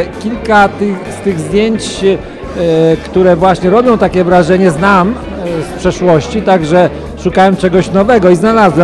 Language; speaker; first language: Polish; native; Polish